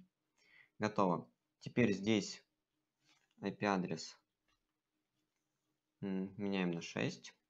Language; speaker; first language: Russian; native; Russian